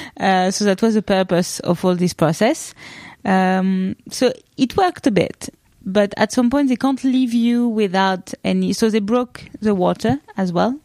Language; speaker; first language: English; non-native, fluent; French